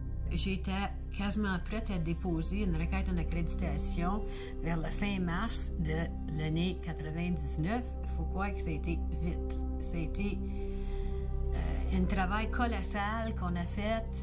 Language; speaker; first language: French; native; French